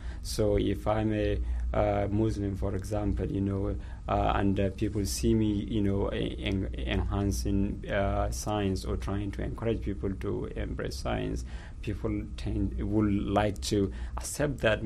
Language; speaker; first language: English; non-native, local second language; Hausa